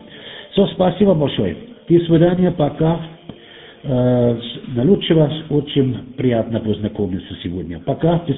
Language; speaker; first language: Russian; non-native, learner; German